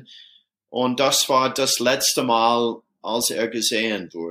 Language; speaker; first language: German; non-native, fluent; English